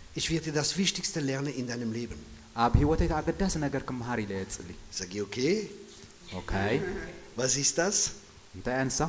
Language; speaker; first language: German; non-native, fluent; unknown